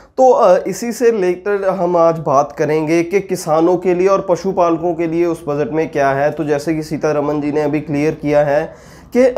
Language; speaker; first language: Hindi; non-native, local second language; Punjabi